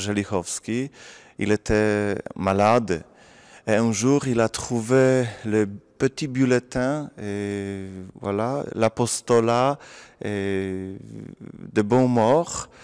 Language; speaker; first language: French; non-native, fluent; Polish